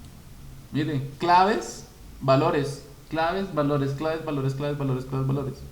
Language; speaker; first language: Spanish; native; Spanish